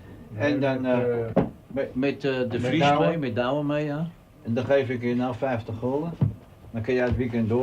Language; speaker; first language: Dutch; native; Dutch